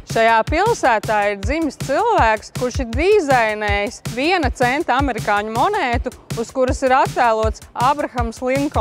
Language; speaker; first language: Latvian; native; Latvian